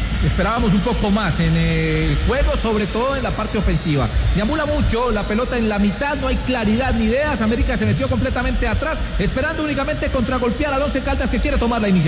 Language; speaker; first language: Spanish; native; Spanish